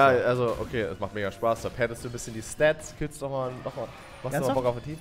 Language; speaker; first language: German; native; German